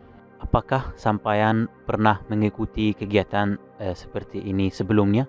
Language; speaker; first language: Indonesian; non-native, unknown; Arabic